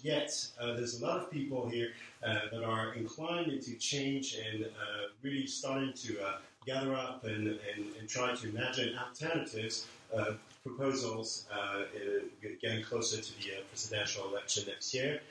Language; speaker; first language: English; non-native, fluent; French